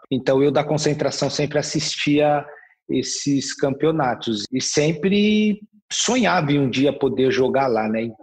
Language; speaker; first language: Portuguese; native; Portuguese